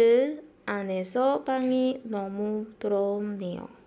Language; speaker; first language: Korean; non-native, fluent; Indonesian